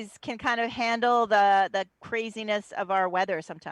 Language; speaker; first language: English; native; English